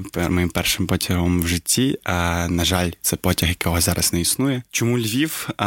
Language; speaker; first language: Ukrainian; non-native, local second language; Crimean Tatar